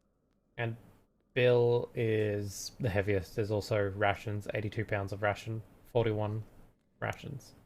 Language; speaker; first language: English; native; English